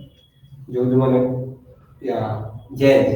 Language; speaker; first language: Japanese; non-native, learner; Bangla